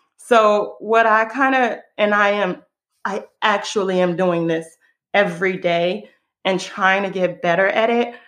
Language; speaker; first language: English; non-native, fluent; Hebrew